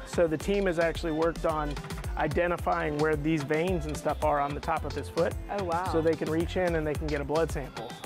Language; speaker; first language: English; native; English